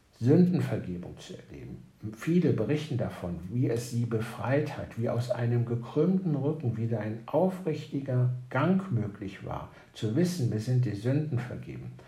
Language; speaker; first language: German; native; German